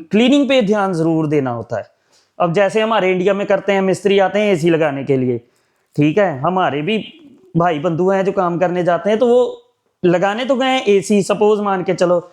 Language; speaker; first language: Hindi; non-native, local second language; Punjabi